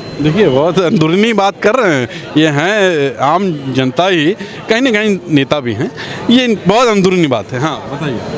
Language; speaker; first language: Hindi; native; Hindi